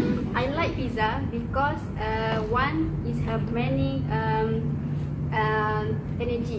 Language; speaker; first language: English; non-native, learner; Malay